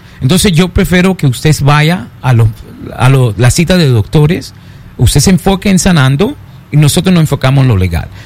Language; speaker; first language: Spanish; early bilingual, heritage; Spanish